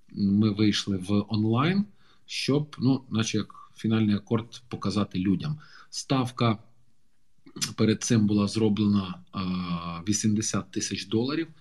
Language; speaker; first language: Ukrainian; non-native, local second language; Russian